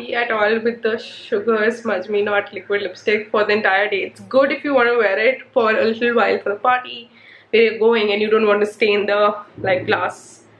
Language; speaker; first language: English; non-native, local second language; Hindi